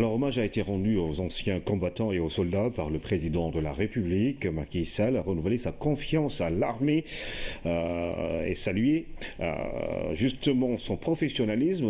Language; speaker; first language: French; non-native, local second language; Wolof